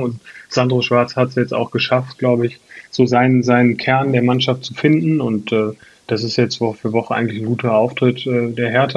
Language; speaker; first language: German; native; German